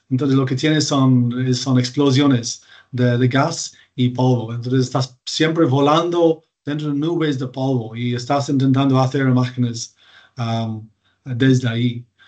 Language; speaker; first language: Spanish; non-native, fluent; English